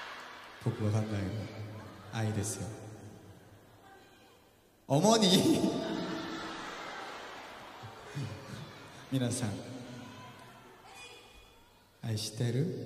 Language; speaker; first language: Japanese; non-native, fluent; Korean